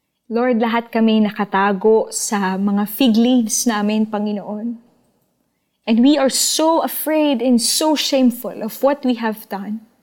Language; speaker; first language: English; non-native, local second language; Filipino